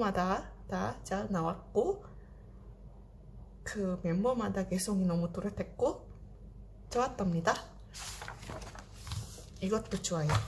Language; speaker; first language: Korean; non-native, fluent; Indonesian